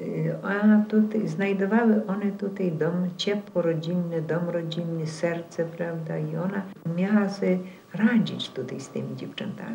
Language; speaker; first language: Polish; native; Polish